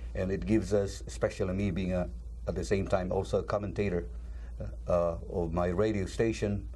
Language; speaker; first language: English; non-native, local second language; Cebuano